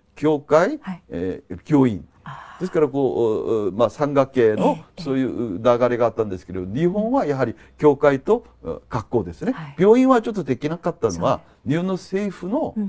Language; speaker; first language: Japanese; non-native, fluent; Korean